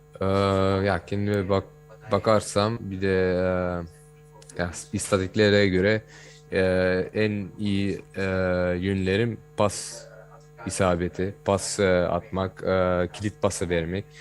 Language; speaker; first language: Turkish; early bilingual, heritage; Turkish